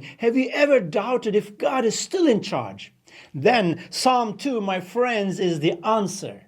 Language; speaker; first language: English; non-native, fluent; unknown